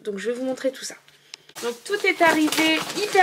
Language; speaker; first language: French; native; French